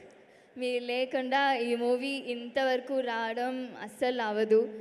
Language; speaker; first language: Telugu; non-native, learner; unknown